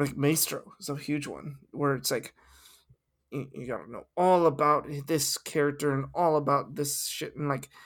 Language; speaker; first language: English; early bilingual, other home language; Spanish